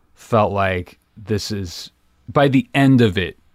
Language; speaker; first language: English; native; English